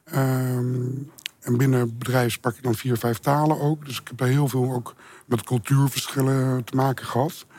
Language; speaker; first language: Dutch; native; Dutch